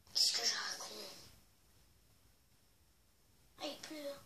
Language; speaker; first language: French; native; French